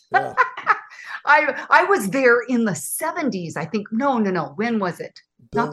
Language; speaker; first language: English; native; English